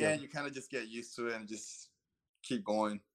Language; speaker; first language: English; early bilingual, other home language; Spanish